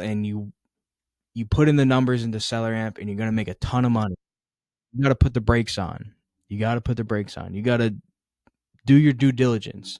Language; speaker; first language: English; native; English